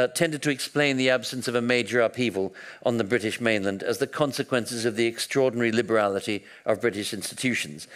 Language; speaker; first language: English; native; English